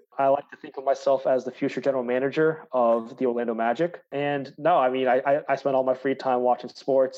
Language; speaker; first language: English; native; English